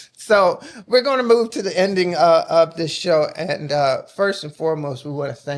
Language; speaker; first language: English; native; English